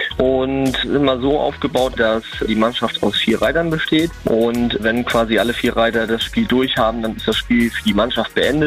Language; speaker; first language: German; native; German